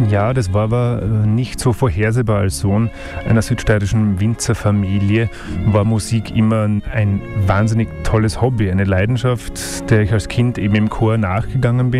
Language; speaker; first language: German; native; German